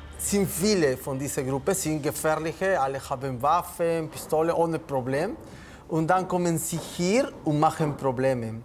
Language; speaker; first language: German; non-native, fluent; Spanish